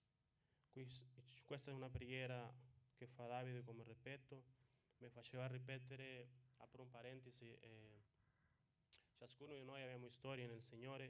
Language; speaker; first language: Italian; non-native, fluent; Spanish